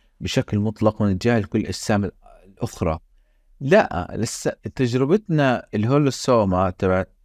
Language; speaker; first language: Arabic; native; Arabic